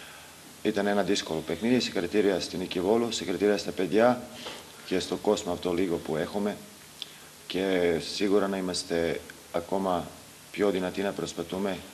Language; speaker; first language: Greek; non-native, learner; Serbian